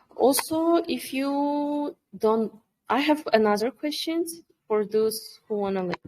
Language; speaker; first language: English; non-native, fluent; Kyrgyz